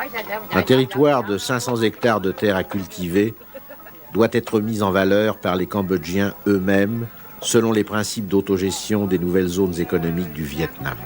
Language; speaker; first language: French; native; French